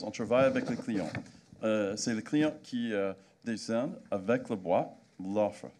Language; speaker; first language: French; non-native, fluent; English